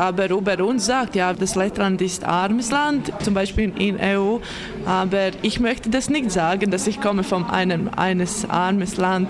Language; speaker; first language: German; non-native, learner; Latvian